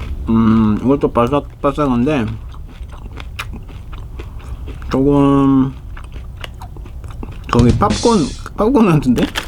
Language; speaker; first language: Korean; non-native, fluent; Kinyarwanda